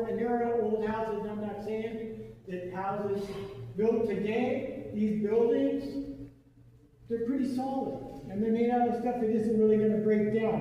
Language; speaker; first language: English; native; English